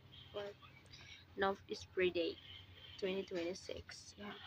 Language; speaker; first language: English; non-native, learner; Indonesian